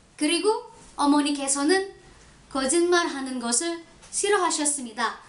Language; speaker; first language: Korean; non-native, learner; Indonesian